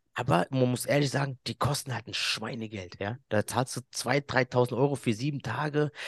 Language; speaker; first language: German; early bilingual, other home language; Arabic